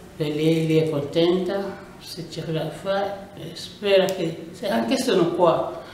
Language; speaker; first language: Italian; non-native, learner; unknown